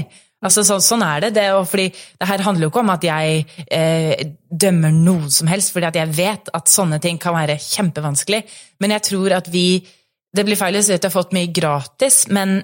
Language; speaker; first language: Norwegian; native; Norwegian